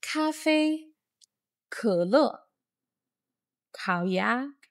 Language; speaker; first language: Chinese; non-native, fluent; Arabic